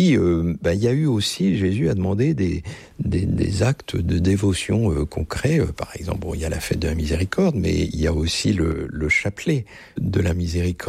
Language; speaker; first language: French; native; French